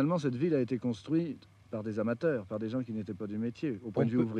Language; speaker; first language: French; native; French